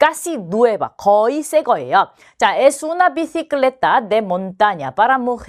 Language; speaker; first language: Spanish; non-native, fluent; Korean